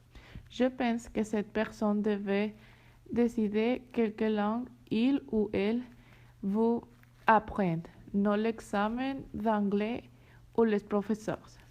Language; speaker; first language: French; non-native, learner; Spanish